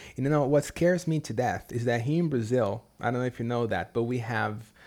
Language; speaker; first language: English; non-native, fluent; Portuguese